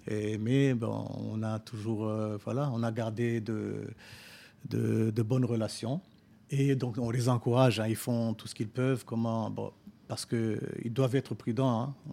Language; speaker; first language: French; non-native, local second language; Rundi